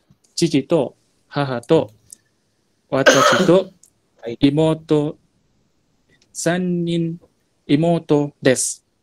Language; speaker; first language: Japanese; non-native, learner; Malay